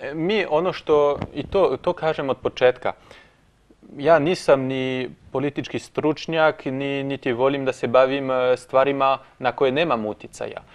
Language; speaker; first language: Croatian; non-native, fluent; French